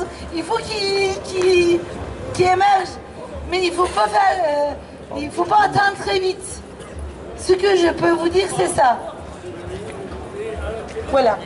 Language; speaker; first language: French; non-native, fluent; Turkish